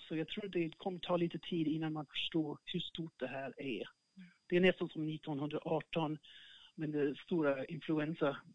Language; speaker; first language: Swedish; non-native, fluent; English